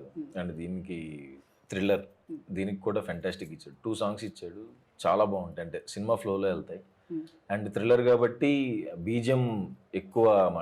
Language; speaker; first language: Telugu; native; Telugu